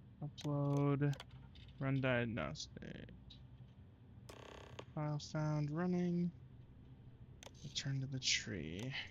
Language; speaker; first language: English; native; English